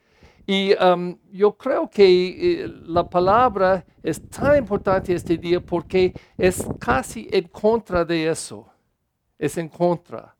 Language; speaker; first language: Spanish; non-native, fluent; English